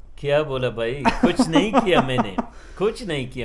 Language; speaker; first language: Hindi; non-native, learner; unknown